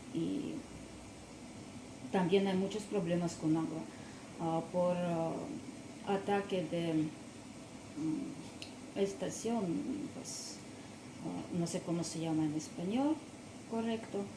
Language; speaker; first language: Spanish; non-native, learner; Russian